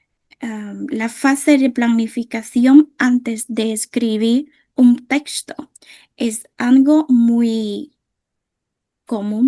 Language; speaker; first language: Spanish; non-native, fluent; Vietnamese